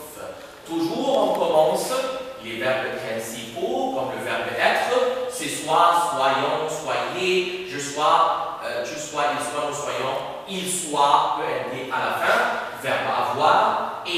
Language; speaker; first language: French; non-native, fluent; Arabic